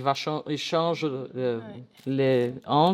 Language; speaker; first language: French; non-native, learner; Portuguese